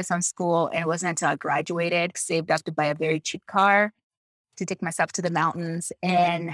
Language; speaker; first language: English; non-native, fluent; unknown